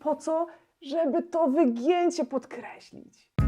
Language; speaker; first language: Polish; native; Polish